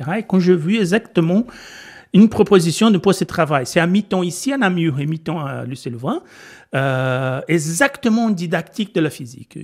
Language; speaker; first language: French; non-native, fluent; Portuguese